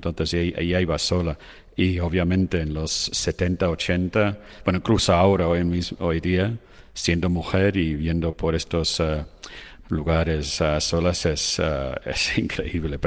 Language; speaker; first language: Spanish; non-native, fluent; English